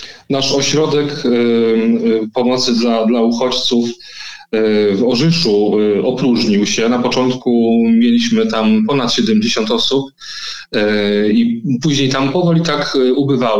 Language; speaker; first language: Polish; native; Polish